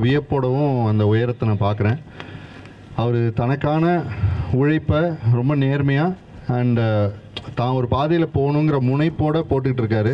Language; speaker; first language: Tamil; native; Tamil